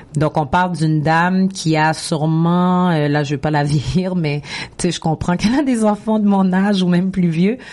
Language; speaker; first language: French; native; French